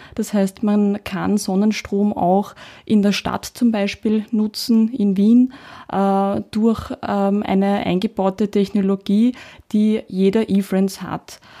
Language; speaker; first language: German; early bilingual, heritage; Czech